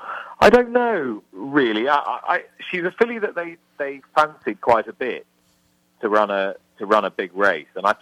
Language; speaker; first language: English; native; English